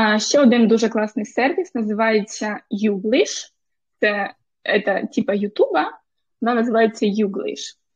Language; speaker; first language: Ukrainian; non-native, local second language; Russian